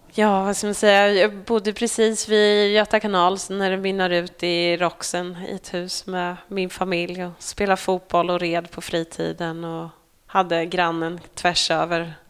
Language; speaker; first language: Swedish; native; Swedish